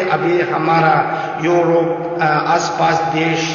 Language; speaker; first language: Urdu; non-native, learner; Uyghur